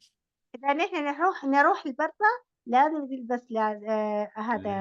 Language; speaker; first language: Arabic; non-native, learner; Malayalam